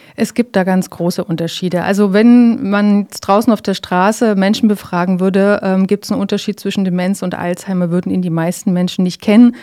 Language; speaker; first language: German; native; German